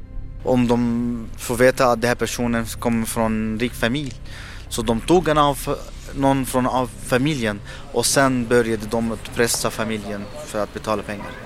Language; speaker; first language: Swedish; non-native, fluent; Arabic